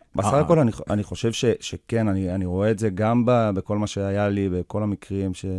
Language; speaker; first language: Hebrew; early bilingual, other home language; English